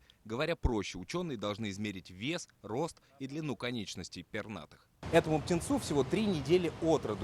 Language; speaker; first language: Russian; native; Russian